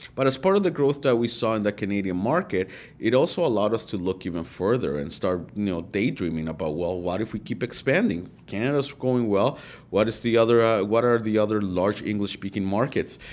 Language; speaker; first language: English; early bilingual, other home language; Spanish